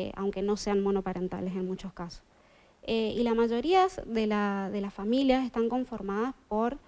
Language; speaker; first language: Spanish; native; Spanish